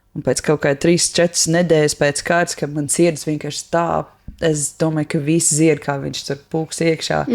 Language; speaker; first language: Latvian; non-native, learner; English